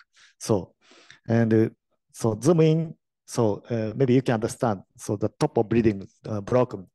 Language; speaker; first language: English; non-native, learner; Japanese